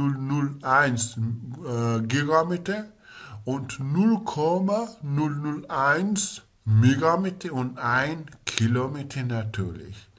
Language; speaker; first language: German; non-native, learner; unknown